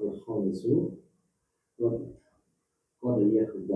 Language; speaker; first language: Arabic; non-native, learner; Indonesian